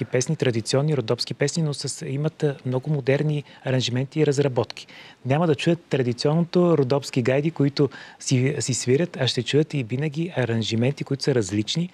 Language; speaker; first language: Bulgarian; native; Bulgarian